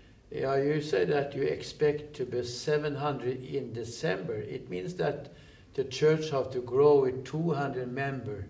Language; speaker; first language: English; non-native, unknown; Norwegian